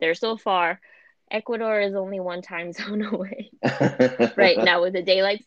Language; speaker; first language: English; non-native, fluent; German